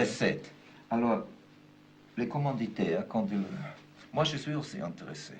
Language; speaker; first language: French; non-native, fluent; German